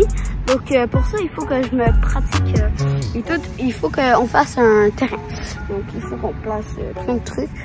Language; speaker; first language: French; native; French